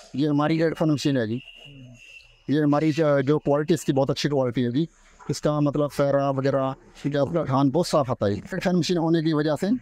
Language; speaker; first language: Hindi; non-native, local second language; Punjabi